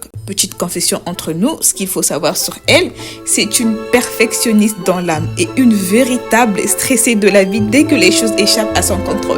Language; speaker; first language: French; native; French